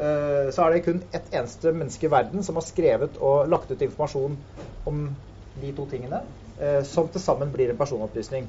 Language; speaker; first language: Norwegian; native; Norwegian